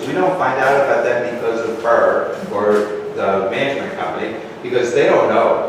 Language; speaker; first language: English; native; English